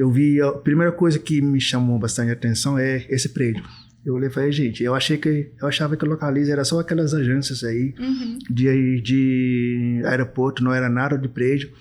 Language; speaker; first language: Portuguese; non-native, fluent; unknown